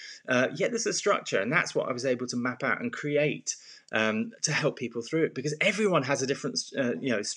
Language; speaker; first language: English; native; English